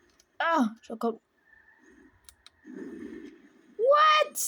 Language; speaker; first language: French; native; French